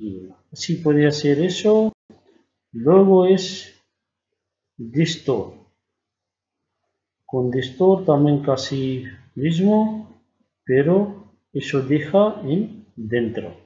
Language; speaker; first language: Spanish; non-native, learner; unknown